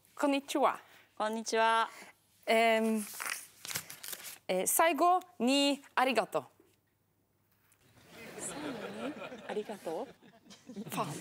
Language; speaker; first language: Japanese; non-native, learner; Norwegian